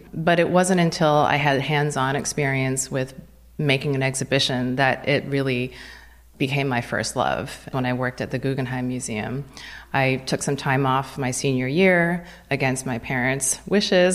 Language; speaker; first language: English; native; English